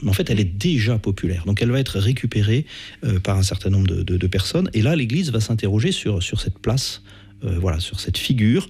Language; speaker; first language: French; native; French